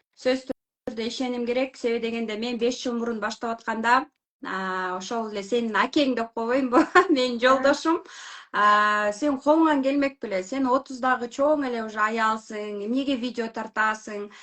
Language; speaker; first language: Kyrgyz; non-native, local second language; Russian